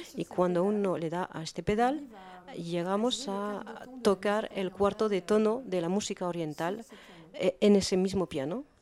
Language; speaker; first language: Spanish; non-native, fluent; French